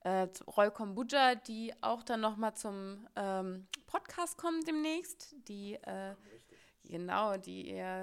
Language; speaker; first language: German; native; German